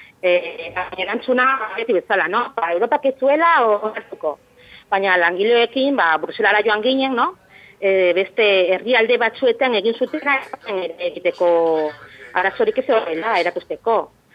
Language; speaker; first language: Basque; non-native, local second language; Spanish